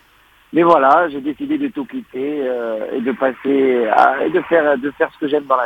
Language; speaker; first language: French; non-native, local second language; Arabic